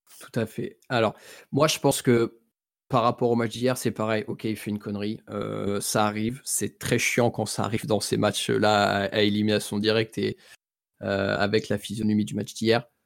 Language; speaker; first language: French; native; French